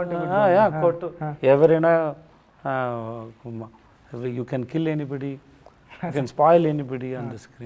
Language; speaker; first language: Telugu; non-native, learner; Tamil